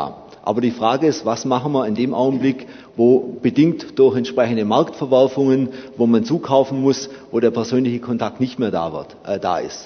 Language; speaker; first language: German; native; German